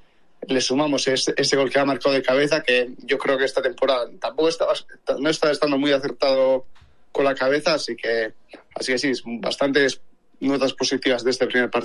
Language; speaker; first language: Spanish; native; Spanish